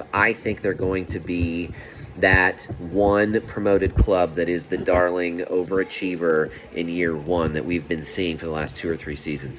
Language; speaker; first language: English; native; English